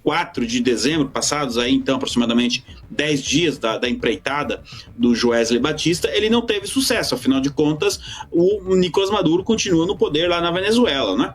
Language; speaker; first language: Portuguese; native; Portuguese